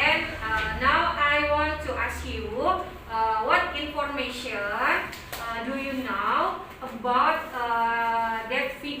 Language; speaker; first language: English; non-native, learner; Indonesian